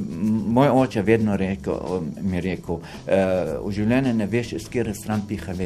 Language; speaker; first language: Slovenian; non-native, fluent; Arabic